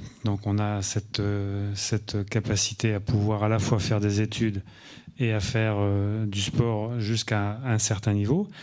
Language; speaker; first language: French; native; French